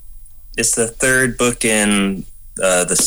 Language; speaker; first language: English; native; English